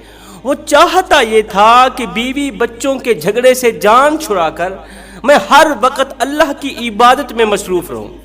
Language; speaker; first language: Urdu; native; Urdu